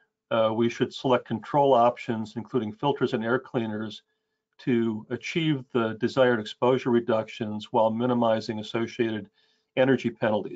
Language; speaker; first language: English; native; English